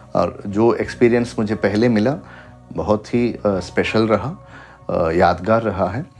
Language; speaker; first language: Hindi; non-native, local second language; Malayalam